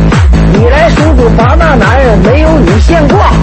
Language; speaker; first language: Chinese; native; Chinese